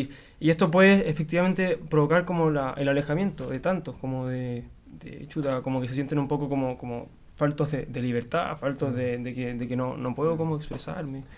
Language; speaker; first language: Spanish; native; Spanish